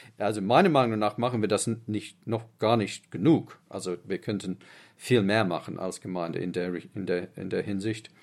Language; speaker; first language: German; non-native, fluent; English